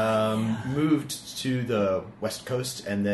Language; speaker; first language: English; native; English